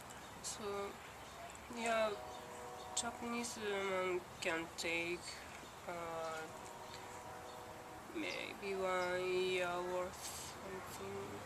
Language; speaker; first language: English; non-native, learner; Japanese